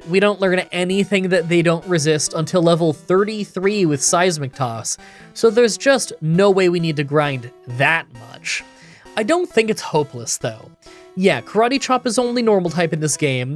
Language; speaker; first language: English; native; English